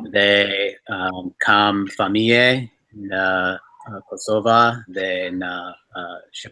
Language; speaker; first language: Albanian; early bilingual, heritage; Albanian